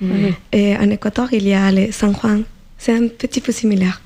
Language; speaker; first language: French; non-native, learner; Spanish